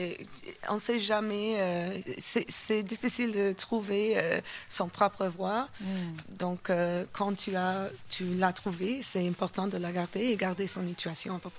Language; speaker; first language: French; non-native, fluent; English